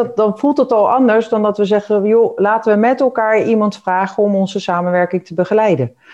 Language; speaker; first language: Dutch; native; Dutch